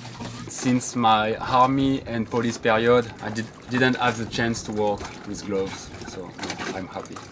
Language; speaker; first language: English; non-native, learner; French